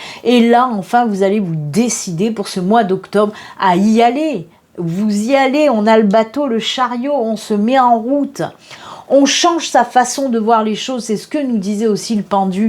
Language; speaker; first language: French; native; French